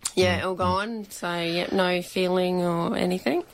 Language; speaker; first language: English; native; English